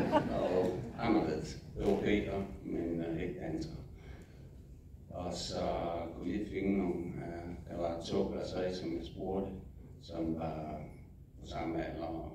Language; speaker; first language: Danish; non-native, fluent; English